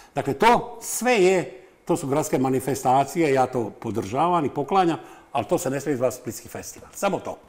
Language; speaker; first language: Croatian; native; Croatian